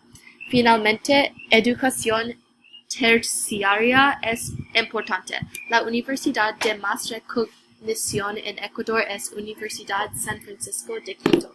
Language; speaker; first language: Spanish; non-native, learner; English